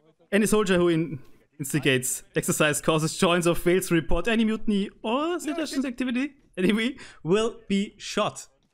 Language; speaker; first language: English; non-native, fluent; German